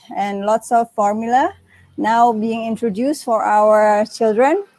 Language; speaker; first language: English; non-native, fluent; Indonesian